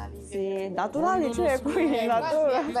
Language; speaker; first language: Italian; non-native, learner; Korean